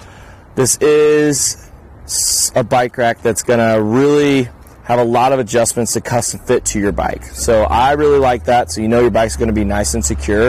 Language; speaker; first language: English; native; English